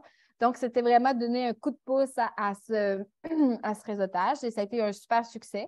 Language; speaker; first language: French; native; French